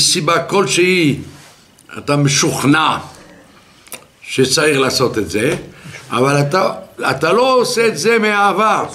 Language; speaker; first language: Hebrew; non-native, fluent; French